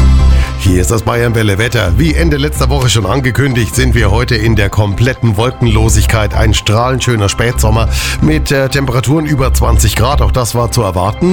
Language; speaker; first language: German; native; German